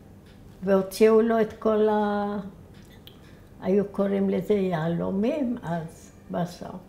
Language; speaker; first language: Hebrew; early bilingual, other home language; Arabic